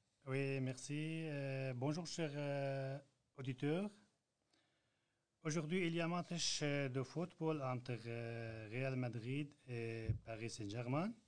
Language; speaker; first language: French; non-native, learner; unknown